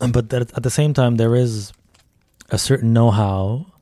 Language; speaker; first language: English; early bilingual, other home language; Arabic